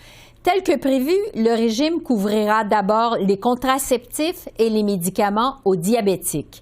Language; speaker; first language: French; native; French